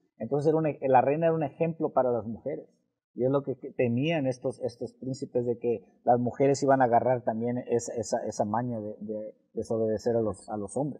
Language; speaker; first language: Spanish; early bilingual, heritage; Spanish